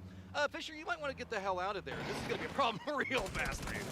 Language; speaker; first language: English; native; English